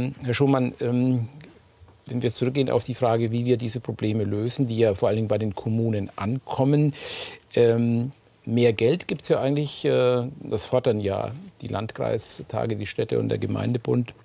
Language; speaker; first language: German; native; German